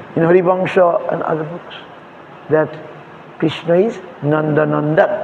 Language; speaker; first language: English; non-native, local second language; Bangla